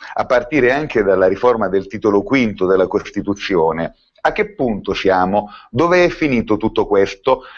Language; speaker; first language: Italian; native; Italian